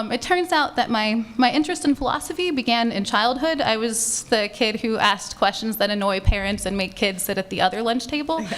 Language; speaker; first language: English; native; English